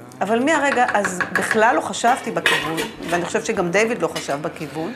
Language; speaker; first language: Hebrew; native; Hebrew